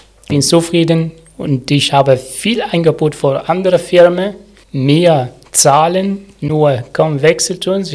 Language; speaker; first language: German; non-native, learner; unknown